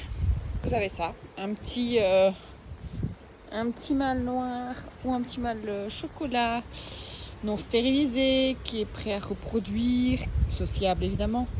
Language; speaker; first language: French; native; French